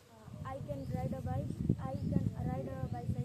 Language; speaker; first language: English; non-native, learner; Hindi